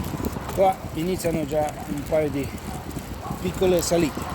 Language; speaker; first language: Italian; non-native, fluent; Romanian